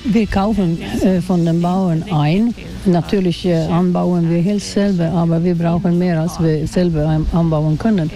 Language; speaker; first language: German; non-native, fluent; Swedish